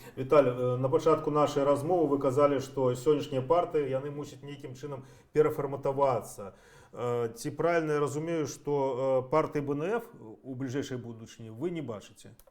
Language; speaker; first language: Belarusian; native; Belarusian